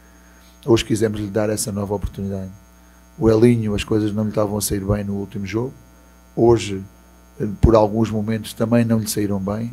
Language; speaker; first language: Portuguese; native; Portuguese